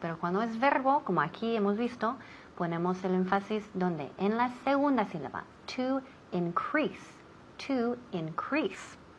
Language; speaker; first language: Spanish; non-native, fluent; English